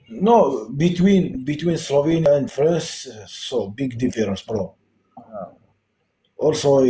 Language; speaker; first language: English; non-native, local second language; Arabic